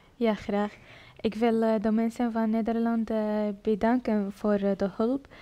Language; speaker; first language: Dutch; non-native, learner; Arabic